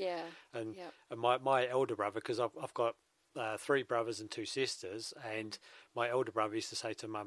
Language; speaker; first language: English; native; English